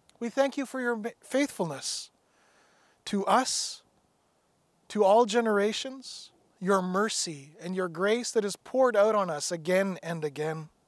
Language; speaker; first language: English; native; English